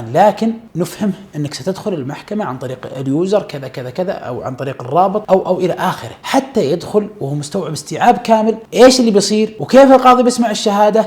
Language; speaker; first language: Arabic; native; Arabic